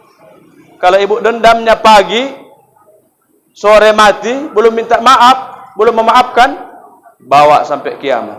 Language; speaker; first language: Indonesian; native; Indonesian